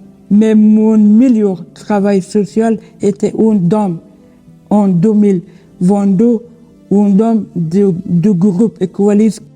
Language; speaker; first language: French; non-native, learner; Persian